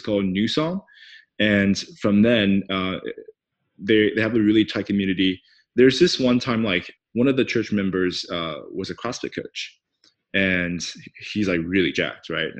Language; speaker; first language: English; non-native, fluent; Chinese